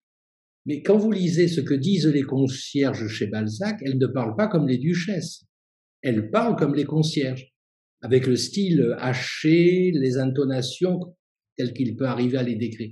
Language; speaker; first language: French; native; French